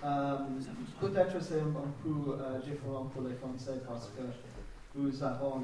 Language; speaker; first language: French; non-native, learner; English